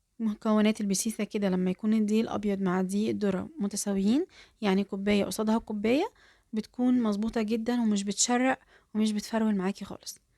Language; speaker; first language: Arabic; native; Arabic